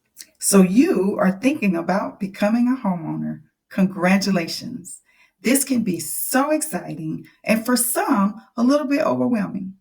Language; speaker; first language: English; native; English